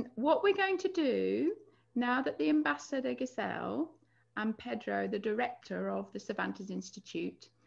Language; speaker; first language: English; native; English